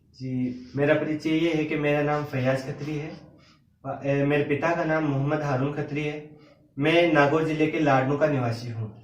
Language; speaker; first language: Hindi; native; Hindi